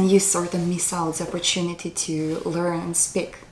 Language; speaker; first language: English; non-native, fluent; Russian